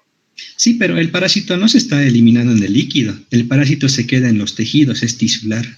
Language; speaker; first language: Spanish; native; Spanish